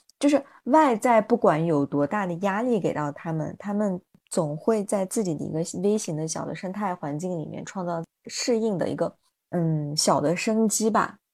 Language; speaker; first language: Chinese; non-native, local second language; Uyghur